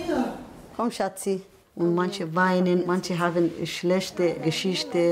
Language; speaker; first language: German; non-native, learner; Somali